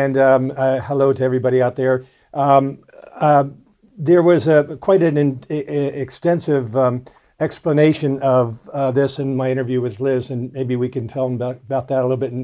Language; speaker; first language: English; native; English